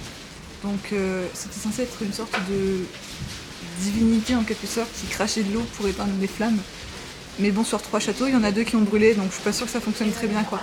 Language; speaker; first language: French; native; French